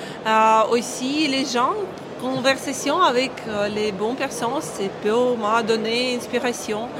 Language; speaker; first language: French; non-native, learner; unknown